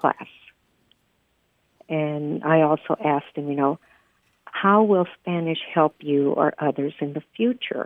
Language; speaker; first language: English; early bilingual, other home language; Spanish